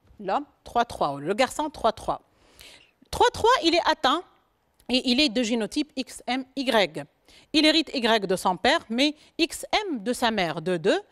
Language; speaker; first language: French; non-native, local second language; Arabic